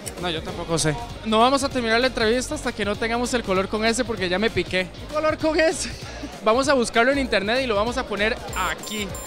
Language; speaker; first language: Spanish; native; Spanish